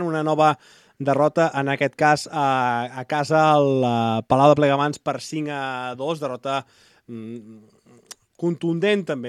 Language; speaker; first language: Catalan; native; Catalan